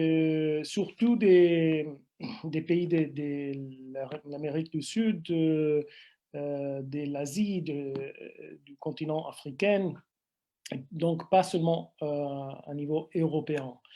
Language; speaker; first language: French; non-native, fluent; Italian